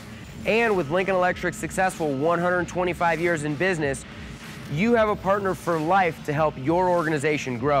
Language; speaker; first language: English; native; English